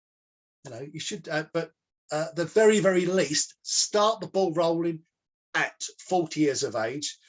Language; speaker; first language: English; native; English